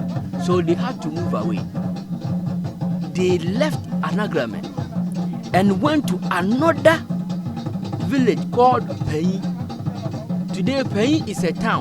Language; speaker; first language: English; non-native, local second language; Akan